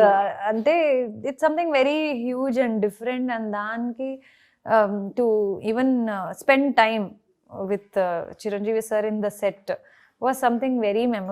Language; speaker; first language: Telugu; non-native, fluent; Kannada